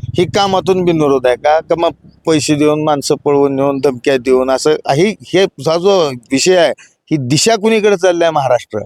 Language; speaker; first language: Marathi; native; Marathi